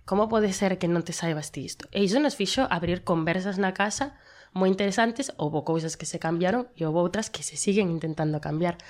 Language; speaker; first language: Galician; non-native, local second language; Spanish